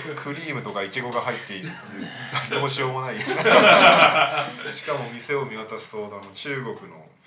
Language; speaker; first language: Japanese; native; Japanese